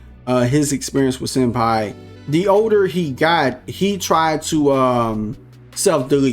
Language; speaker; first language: English; native; English